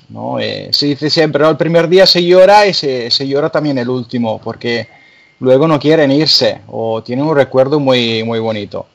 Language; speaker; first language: Spanish; non-native, fluent; Italian